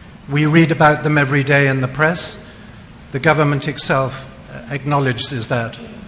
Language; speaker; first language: English; native; English